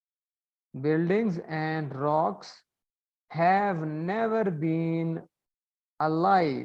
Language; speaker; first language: English; non-native, learner; Arabic